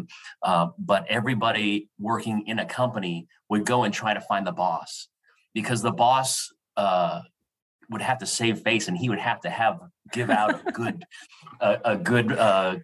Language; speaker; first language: English; native; English